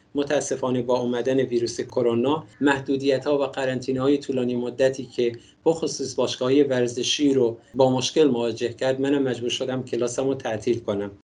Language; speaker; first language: Persian; non-native, local second language; Kurdish